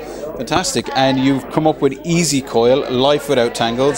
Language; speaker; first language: English; native; English